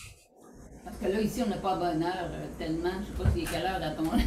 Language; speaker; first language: French; native; French